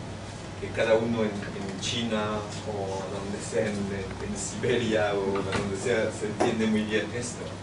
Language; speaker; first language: Spanish; non-native, fluent; French